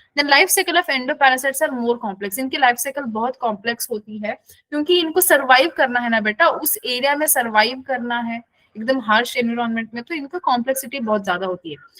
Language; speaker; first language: Hindi; non-native, local second language; Kannada